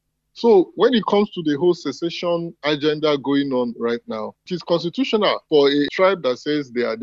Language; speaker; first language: English; non-native, local second language; Igbo